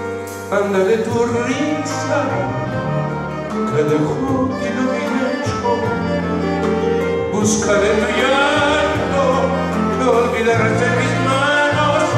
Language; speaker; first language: Spanish; native; Spanish